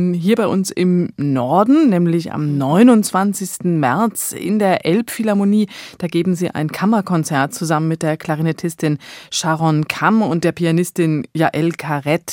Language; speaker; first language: German; native; German